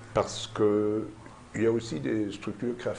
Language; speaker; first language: French; non-native, learner; German